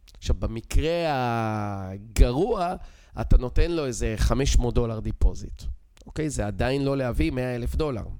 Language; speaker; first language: Hebrew; native; Hebrew